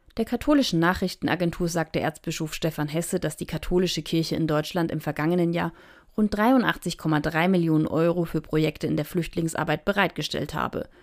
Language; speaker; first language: German; native; German